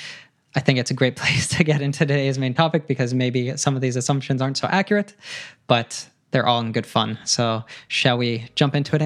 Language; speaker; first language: English; native; English